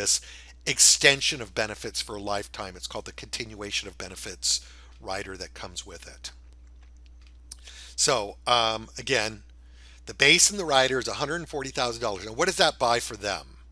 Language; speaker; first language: English; native; English